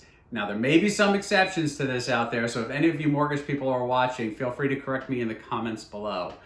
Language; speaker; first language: English; native; English